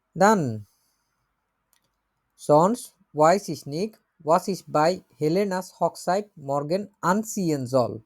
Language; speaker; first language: German; non-native, learner; Bangla